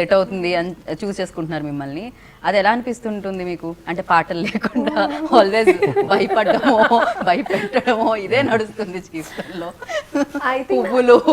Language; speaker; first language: Telugu; native; Telugu